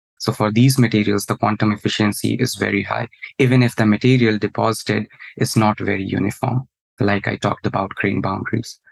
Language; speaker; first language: English; non-native, local second language; Hindi